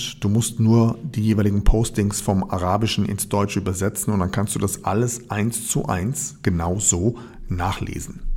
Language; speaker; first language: German; native; German